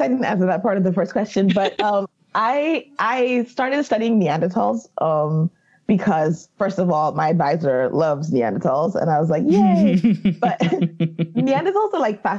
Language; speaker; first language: English; non-native, local second language; Yoruba